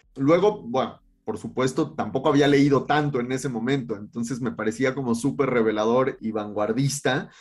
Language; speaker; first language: Spanish; native; Spanish